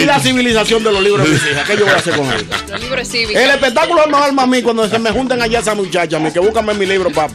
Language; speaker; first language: Spanish; native; Spanish